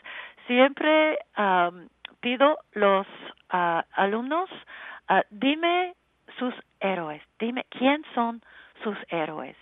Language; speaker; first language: Spanish; non-native, learner; English